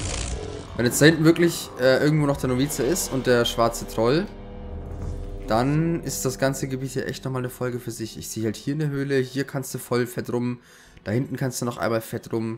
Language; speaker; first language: German; native; German